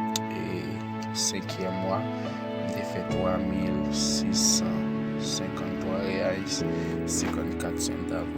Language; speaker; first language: French; non-native, local second language; Haitian Creole